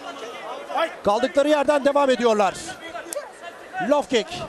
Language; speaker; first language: Turkish; native; Turkish